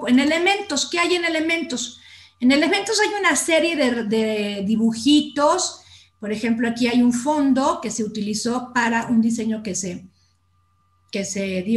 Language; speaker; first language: Spanish; native; Spanish